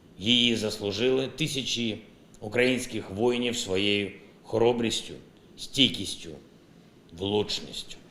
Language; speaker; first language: Ukrainian; non-native, local second language; Russian